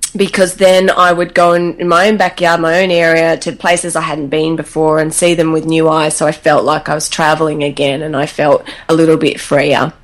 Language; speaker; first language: English; native; English